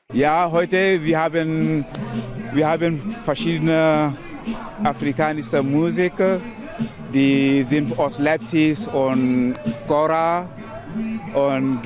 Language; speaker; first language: German; non-native, learner; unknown